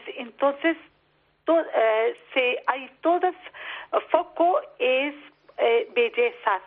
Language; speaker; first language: Spanish; non-native, learner; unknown